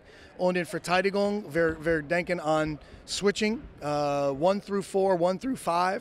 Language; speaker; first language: German; non-native, learner; English